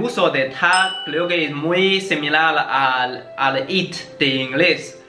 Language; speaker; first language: Spanish; non-native, learner; Chinese